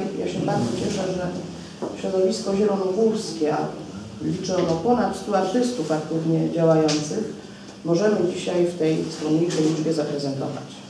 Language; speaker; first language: Polish; native; Polish